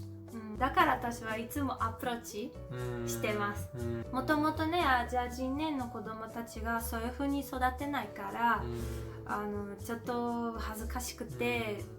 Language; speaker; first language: Japanese; non-native, learner; Portuguese